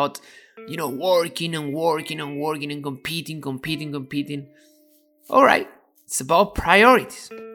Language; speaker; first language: English; non-native, fluent; Spanish